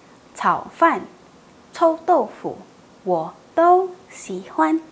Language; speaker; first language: Chinese; non-native, fluent; Indonesian